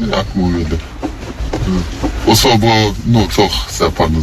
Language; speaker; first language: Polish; non-native, learner; Ukrainian